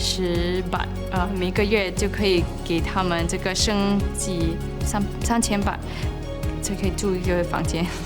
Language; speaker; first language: Chinese; non-native, local second language; English